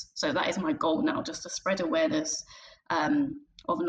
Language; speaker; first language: English; native; English